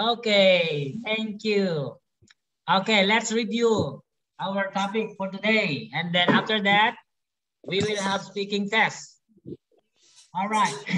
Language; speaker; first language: English; non-native, fluent; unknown